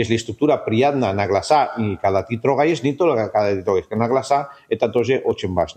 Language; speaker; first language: Russian; non-native, fluent; Spanish